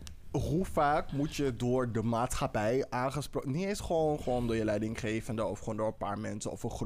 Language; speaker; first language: Dutch; native; Dutch